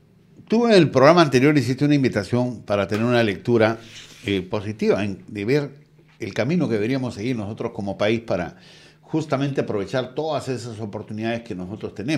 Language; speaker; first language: Spanish; native; Spanish